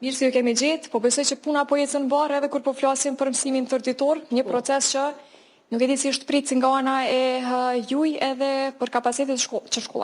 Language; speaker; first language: Albanian; native; Albanian